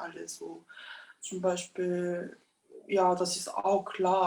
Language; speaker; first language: German; non-native, fluent; Korean